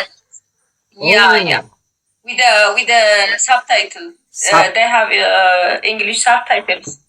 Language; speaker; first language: English; non-native, local second language; Amharic